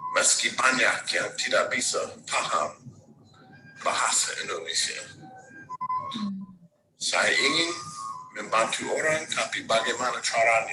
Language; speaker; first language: Indonesian; non-native, fluent; English